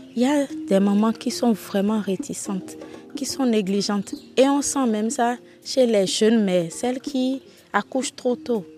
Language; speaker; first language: French; non-native, local second language; Fon